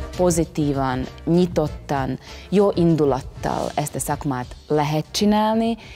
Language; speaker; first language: Hungarian; non-native, fluent; Latvian